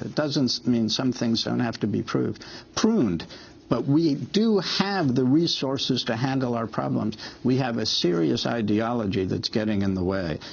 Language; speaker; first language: English; native; English